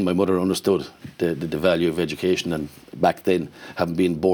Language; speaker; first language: English; native; English